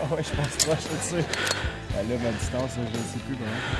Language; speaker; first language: French; native; French